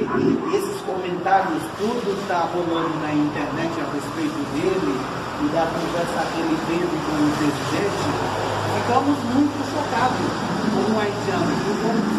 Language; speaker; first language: Portuguese; non-native, fluent; Haitian Creole